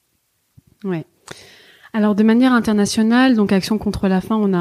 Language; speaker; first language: French; native; French